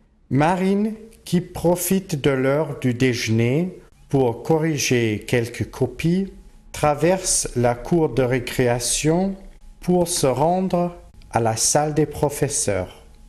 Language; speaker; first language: French; non-native, fluent; English